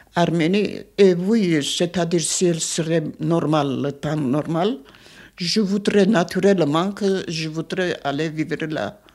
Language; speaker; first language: French; non-native, fluent; Armenian